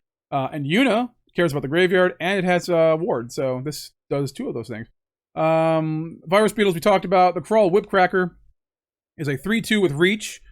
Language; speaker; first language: English; native; English